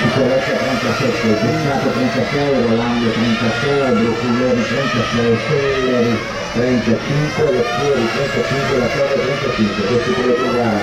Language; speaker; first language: Italian; native; Italian